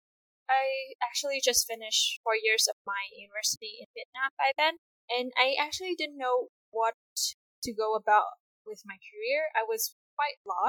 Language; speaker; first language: English; non-native, fluent; Vietnamese